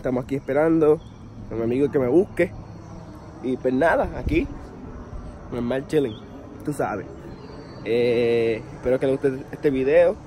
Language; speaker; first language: Spanish; early bilingual, heritage; English